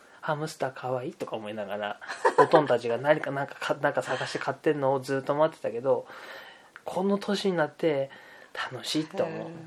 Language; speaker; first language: Japanese; native; Japanese